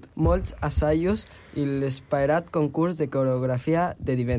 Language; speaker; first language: Catalan; non-native, local second language; Spanish